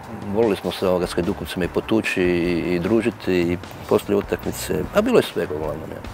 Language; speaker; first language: Croatian; native; Croatian